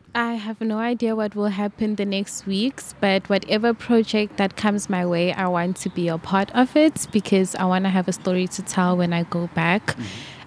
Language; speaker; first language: English; non-native, local second language; Venda